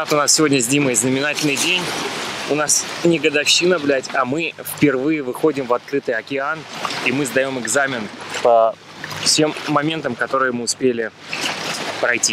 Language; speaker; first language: Russian; native; Russian